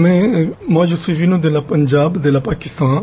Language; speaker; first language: French; non-native, fluent; Punjabi